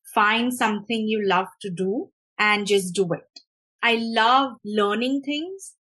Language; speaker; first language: English; non-native, local second language; Hindi